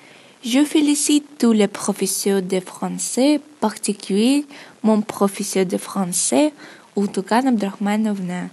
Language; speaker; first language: French; non-native, learner; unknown